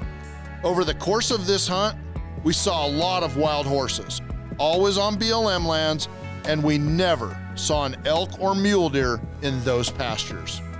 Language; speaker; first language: English; native; English